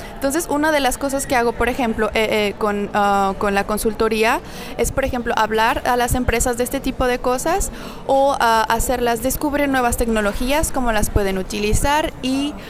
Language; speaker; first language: Spanish; native; Spanish